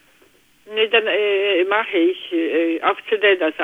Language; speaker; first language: German; non-native, learner; Polish